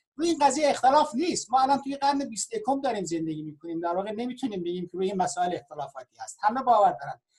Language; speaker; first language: Persian; non-native, local second language; Baluchi